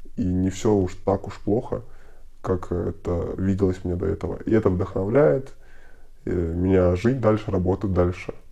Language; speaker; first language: Russian; native; Russian